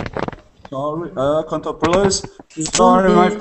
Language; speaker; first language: English; non-native, learner; Russian